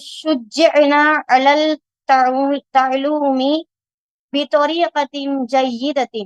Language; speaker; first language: Arabic; non-native, learner; Tamil